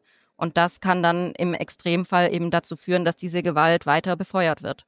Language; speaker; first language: German; native; German